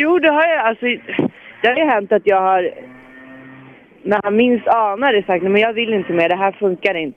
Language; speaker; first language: Swedish; native; Swedish